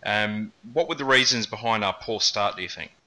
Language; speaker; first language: English; native; English